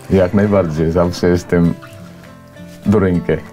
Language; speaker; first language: Polish; non-native, fluent; Cebuano